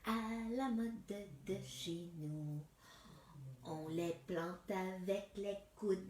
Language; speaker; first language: French; native; French